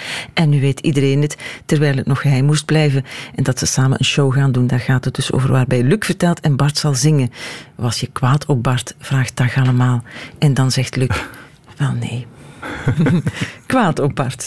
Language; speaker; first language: Dutch; native; Dutch